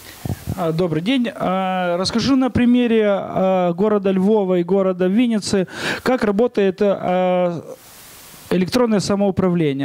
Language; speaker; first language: Russian; non-native, local second language; Ukrainian